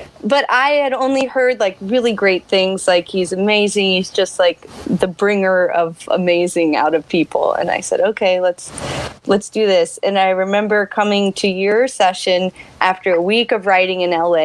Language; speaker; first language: English; native; English